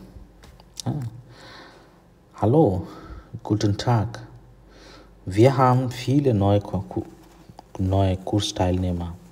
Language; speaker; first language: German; non-native, fluent; Bangla